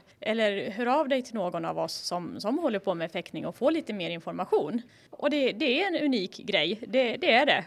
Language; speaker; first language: Swedish; native; Swedish